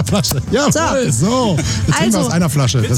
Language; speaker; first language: German; native; German